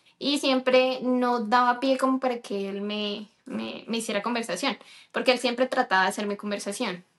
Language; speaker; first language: Spanish; native; Spanish